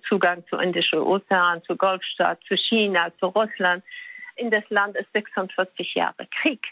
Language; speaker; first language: German; non-native, fluent; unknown